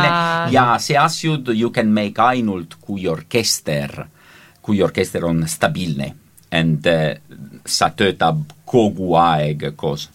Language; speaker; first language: Estonian; non-native, learner; Italian